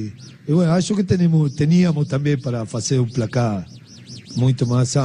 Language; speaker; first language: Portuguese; non-native, learner; Spanish